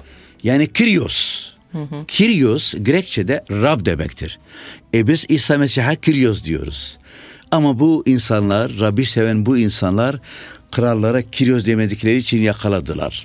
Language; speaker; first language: Turkish; non-native, local second language; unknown